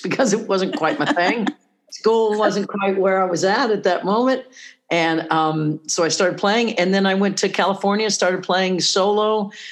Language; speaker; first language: English; native; English